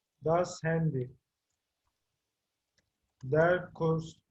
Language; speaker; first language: German; non-native, fluent; Turkish